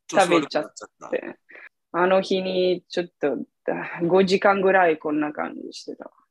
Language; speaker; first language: Japanese; non-native, fluent; Italian